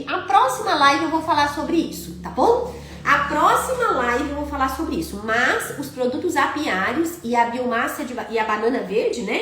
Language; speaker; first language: Portuguese; native; Portuguese